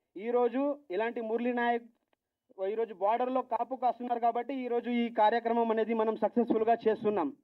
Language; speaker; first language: Telugu; non-native, local second language; Lambadi